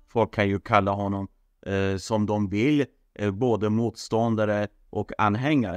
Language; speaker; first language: Swedish; non-native, fluent; Persian